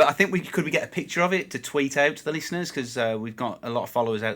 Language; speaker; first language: English; native; English